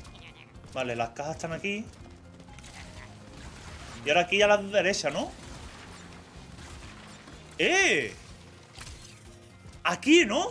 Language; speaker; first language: Spanish; native; Spanish